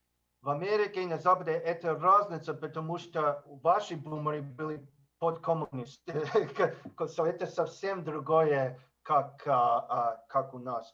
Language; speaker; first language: Russian; non-native, learner; English